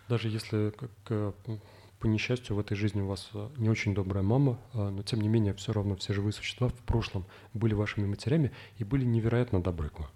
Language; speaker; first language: Russian; native; Russian